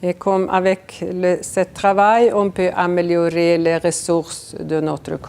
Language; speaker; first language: French; non-native, fluent; Swedish